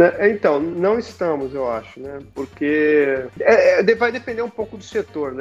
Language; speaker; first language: Portuguese; native; Portuguese